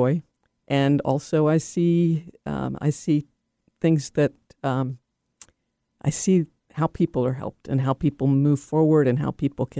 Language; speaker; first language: English; native; English